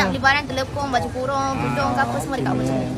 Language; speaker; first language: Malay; non-native, fluent; Vietnamese